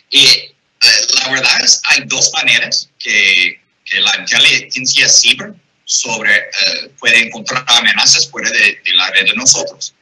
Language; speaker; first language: Spanish; non-native, fluent; English